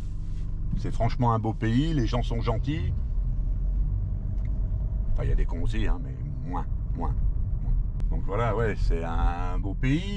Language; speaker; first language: French; native; French